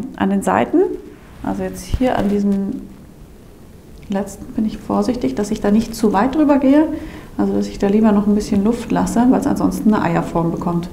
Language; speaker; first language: German; native; German